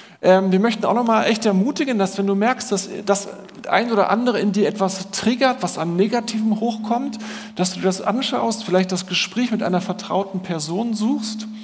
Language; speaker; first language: German; native; German